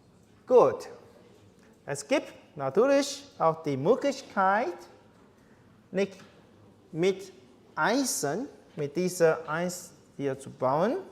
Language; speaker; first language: German; non-native, learner; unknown